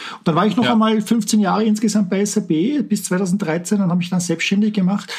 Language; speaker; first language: German; native; German